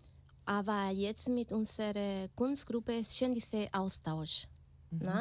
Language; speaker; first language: German; non-native, fluent; Spanish